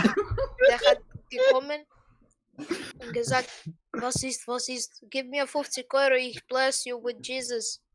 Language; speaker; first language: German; non-native, learner; Croatian